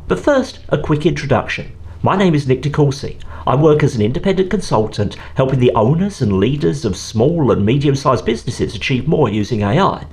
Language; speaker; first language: English; native; English